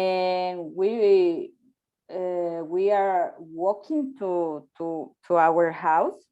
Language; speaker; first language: English; non-native, learner; Spanish